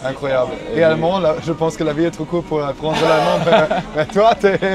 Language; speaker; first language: French; non-native, learner; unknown